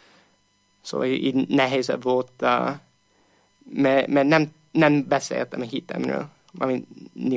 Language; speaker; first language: Hungarian; non-native, fluent; English